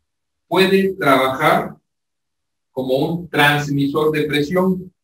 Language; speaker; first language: Spanish; native; Spanish